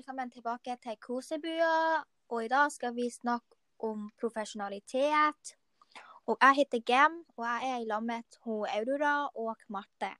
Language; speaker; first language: Norwegian; non-native, learner; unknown